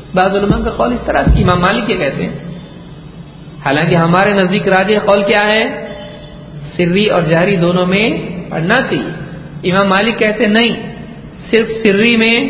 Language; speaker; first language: Urdu; native; Urdu